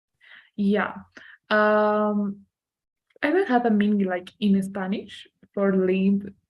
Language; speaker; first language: English; non-native, learner; Spanish